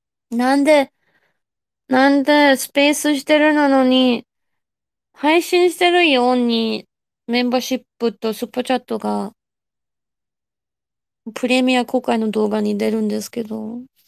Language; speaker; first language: Japanese; non-native, fluent; German